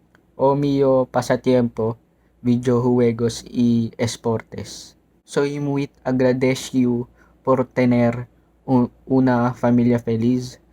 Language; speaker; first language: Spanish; non-native, learner; Filipino